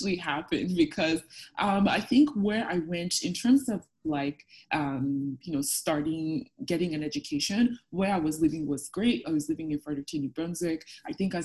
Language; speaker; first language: English; non-native, local second language; Yoruba